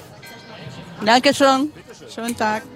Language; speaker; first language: German; non-native, learner; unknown